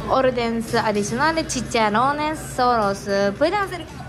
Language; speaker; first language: Spanish; non-native, learner; Japanese